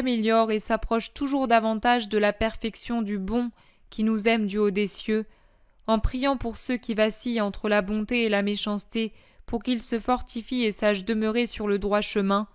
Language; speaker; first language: French; native; French